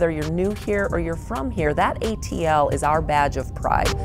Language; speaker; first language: English; native; English